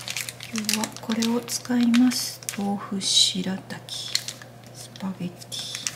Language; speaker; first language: Japanese; native; Japanese